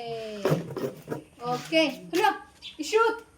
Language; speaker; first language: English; non-native, local second language; Cebuano